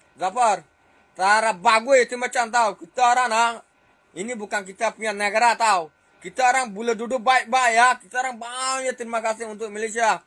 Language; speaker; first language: Malay; non-native, fluent; Rohingya